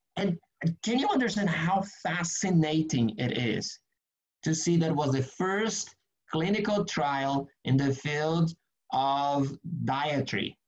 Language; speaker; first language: English; non-native, fluent; Portuguese